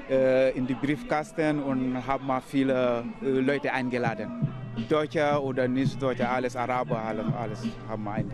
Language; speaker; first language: German; non-native, learner; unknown